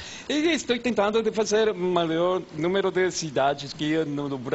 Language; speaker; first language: Portuguese; non-native, fluent; Spanish